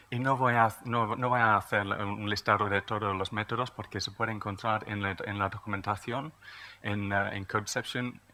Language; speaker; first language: Spanish; non-native, fluent; English